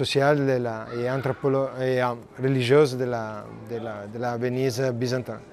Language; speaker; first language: French; non-native, learner; Italian